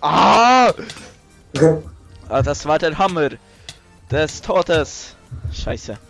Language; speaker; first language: German; native; German